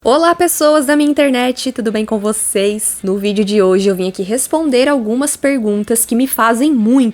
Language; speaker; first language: Portuguese; native; Portuguese